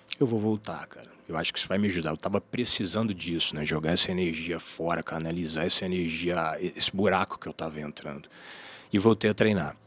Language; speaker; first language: Portuguese; native; Portuguese